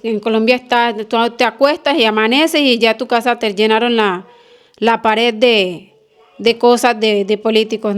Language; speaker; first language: Spanish; native; Spanish